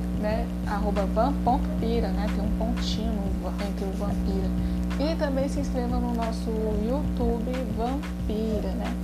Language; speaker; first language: Portuguese; native; Portuguese